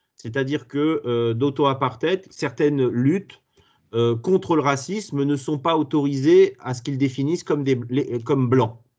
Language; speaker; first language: French; native; French